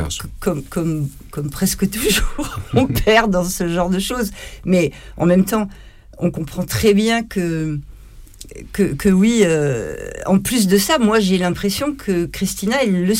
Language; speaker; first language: French; native; French